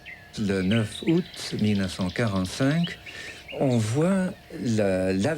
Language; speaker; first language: French; non-native, fluent; English